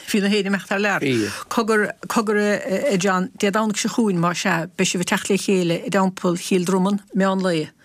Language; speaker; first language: Irish; native; Irish